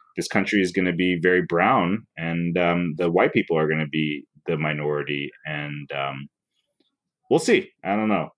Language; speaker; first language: English; native; English